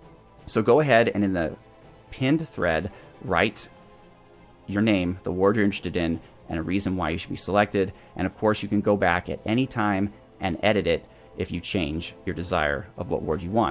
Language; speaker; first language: English; native; English